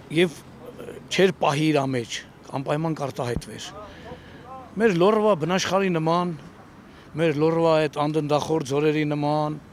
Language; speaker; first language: Armenian; native; Armenian